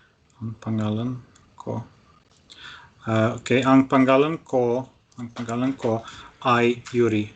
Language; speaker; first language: Filipino; non-native, learner; Russian